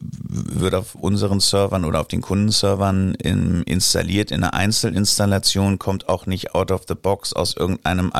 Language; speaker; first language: German; native; German